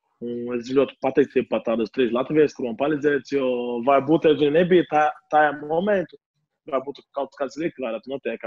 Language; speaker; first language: Latvian; non-native, learner; Portuguese